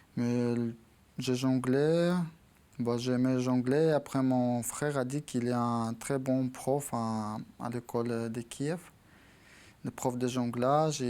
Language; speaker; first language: French; non-native, fluent; Ukrainian